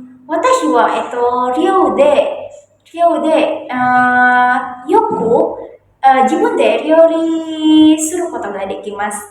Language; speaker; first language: Japanese; non-native, learner; Indonesian